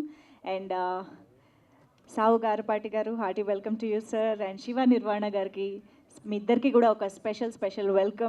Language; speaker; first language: Telugu; native; Telugu